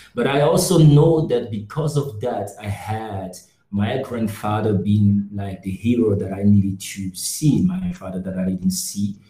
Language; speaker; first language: English; non-native, local second language; French